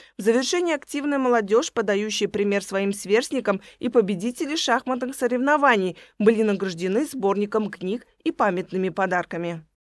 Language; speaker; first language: Russian; non-native, local second language; Uzbek